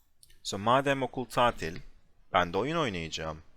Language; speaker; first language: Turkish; non-native, fluent; English